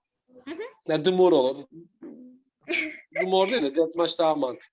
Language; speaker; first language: Turkish; native; Turkish